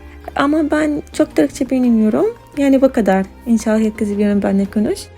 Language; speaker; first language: Turkish; non-native, learner; Arabic